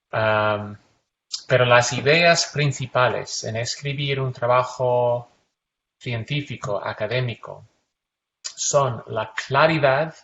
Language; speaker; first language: Spanish; non-native, fluent; English